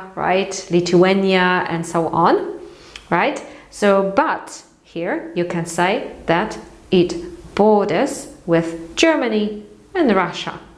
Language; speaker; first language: English; non-native, fluent; Polish